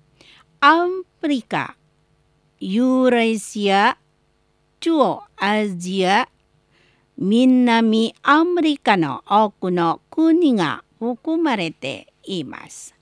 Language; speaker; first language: Japanese; non-native, learner; Indonesian